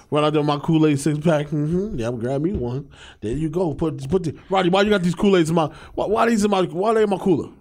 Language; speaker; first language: English; native; English